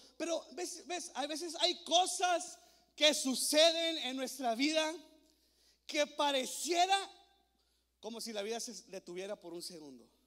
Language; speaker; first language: Spanish; native; Spanish